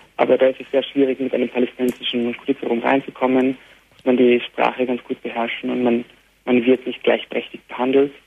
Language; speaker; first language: German; early bilingual, heritage; Arabic